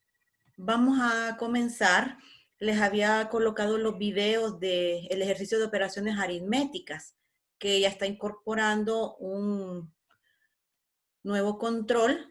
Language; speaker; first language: Spanish; native; Spanish